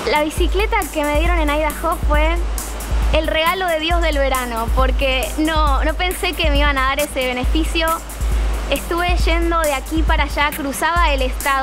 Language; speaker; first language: Spanish; native; Spanish